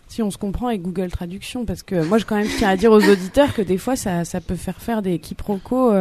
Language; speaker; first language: French; native; French